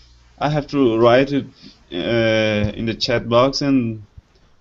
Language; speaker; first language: English; non-native, learner; Portuguese